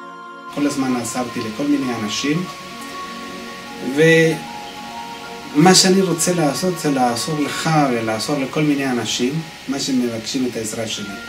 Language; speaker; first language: Hebrew; non-native, fluent; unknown